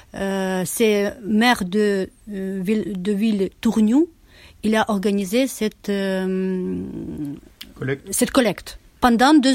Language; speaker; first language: French; non-native, learner; Ukrainian